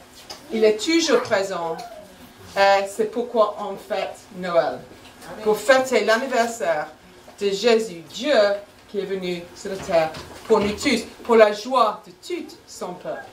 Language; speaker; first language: French; non-native, fluent; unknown